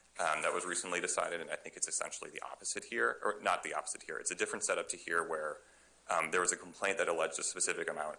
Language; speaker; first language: English; native; English